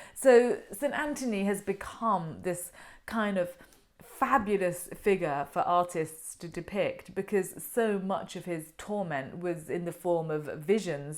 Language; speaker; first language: English; native; English